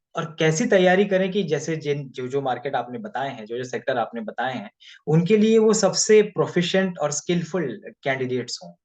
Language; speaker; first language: Hindi; native; Hindi